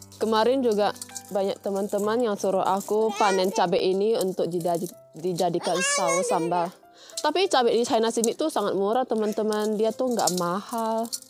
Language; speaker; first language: Indonesian; native; Indonesian